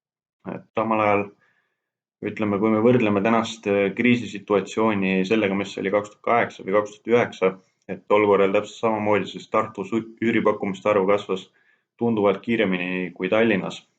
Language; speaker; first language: Estonian; native; Estonian